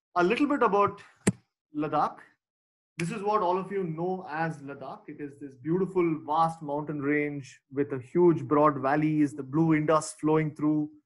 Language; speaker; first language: English; non-native, local second language; Tamil